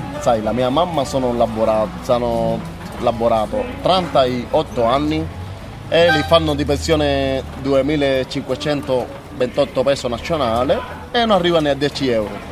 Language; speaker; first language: Italian; non-native, learner; Spanish